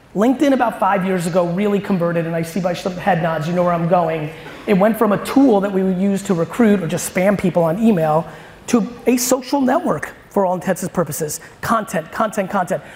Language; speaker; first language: English; native; English